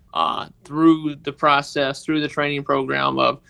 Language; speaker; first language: English; native; English